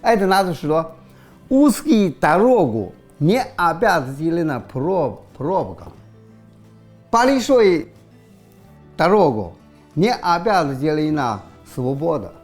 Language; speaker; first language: Russian; non-native, learner; Chinese